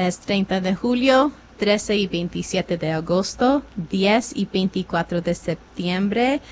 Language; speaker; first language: Spanish; non-native, fluent; English